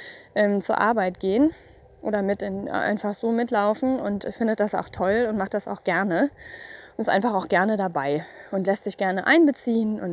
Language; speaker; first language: German; native; German